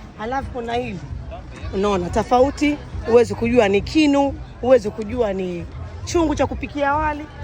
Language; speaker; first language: Swahili; native; Swahili